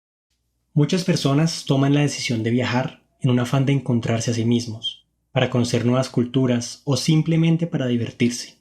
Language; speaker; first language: Spanish; native; Spanish